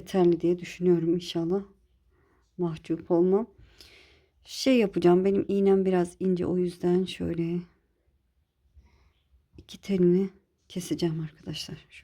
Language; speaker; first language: Turkish; native; Turkish